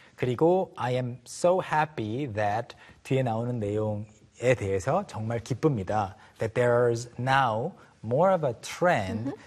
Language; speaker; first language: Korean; native; Korean